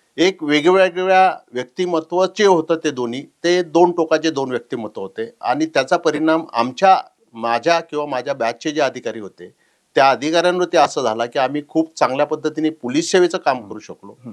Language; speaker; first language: Marathi; native; Marathi